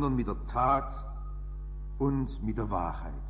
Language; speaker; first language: German; native; German